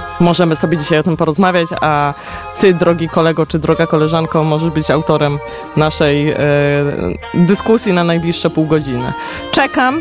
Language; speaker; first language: Polish; native; Polish